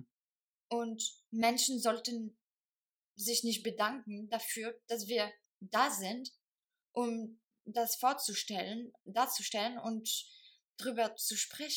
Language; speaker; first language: German; non-native, fluent; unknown